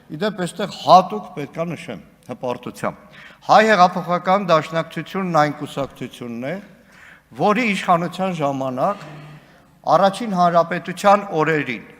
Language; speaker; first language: Armenian; native; Armenian